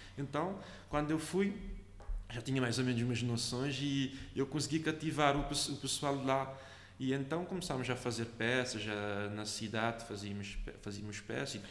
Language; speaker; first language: Portuguese; non-native, local second language; Kabuverdianu